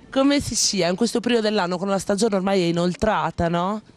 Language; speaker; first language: Italian; native; Italian